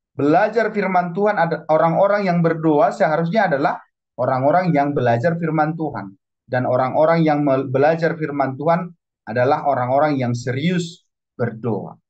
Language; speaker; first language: Indonesian; non-native, local second language; Batak Toba